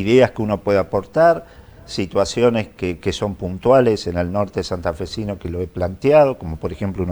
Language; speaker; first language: Spanish; native; Spanish